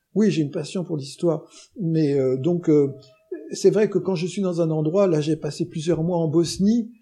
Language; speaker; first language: French; native; French